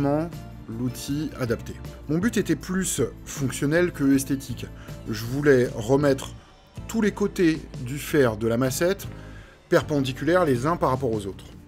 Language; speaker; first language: French; native; French